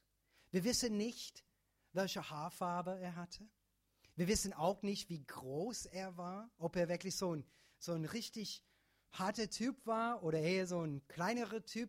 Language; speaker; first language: German; non-native, fluent; English